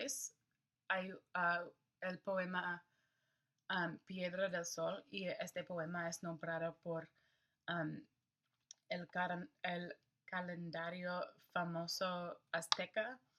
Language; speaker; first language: Spanish; non-native, learner; English